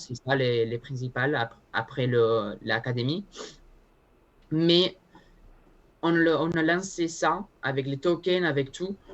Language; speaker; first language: French; non-native, learner; Spanish